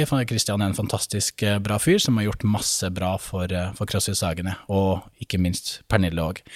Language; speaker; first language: Norwegian; native; Norwegian